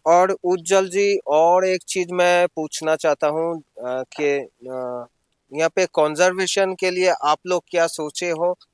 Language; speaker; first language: Hindi; non-native, local second language; Bangla